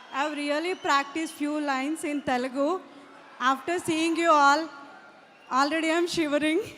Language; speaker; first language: Telugu; non-native, learner; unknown